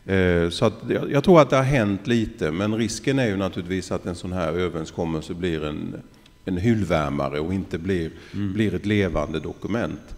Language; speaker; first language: Swedish; native; Swedish